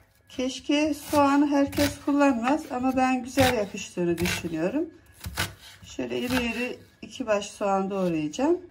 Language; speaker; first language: Turkish; native; Turkish